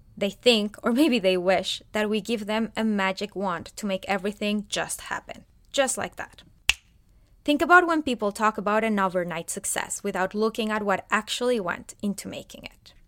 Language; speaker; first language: English; non-native, fluent; Spanish